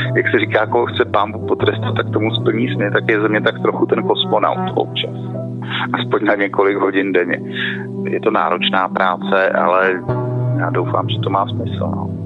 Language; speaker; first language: Czech; native; Czech